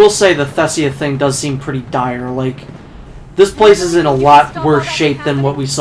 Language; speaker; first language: English; native; English